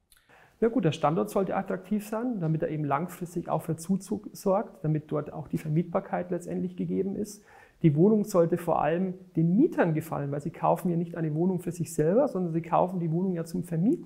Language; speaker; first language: German; native; German